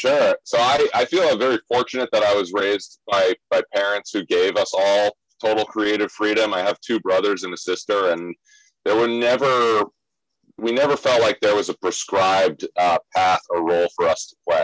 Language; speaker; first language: English; native; English